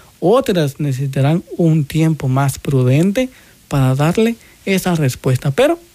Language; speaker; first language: Spanish; native; Spanish